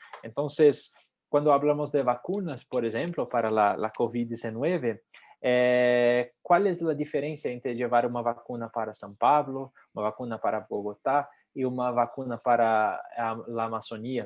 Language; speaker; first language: Spanish; non-native, fluent; Portuguese